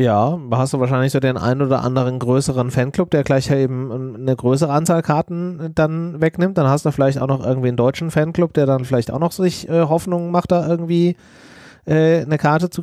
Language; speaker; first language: German; native; German